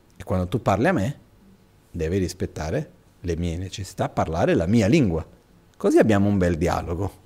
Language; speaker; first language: Italian; non-native, fluent; Portuguese